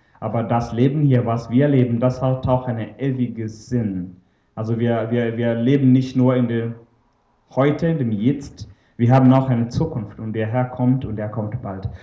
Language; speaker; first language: German; non-native, fluent; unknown